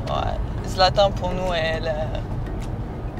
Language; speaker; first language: French; non-native, learner; Serbian